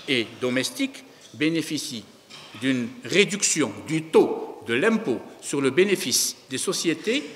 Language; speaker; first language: French; non-native, local second language; Arabic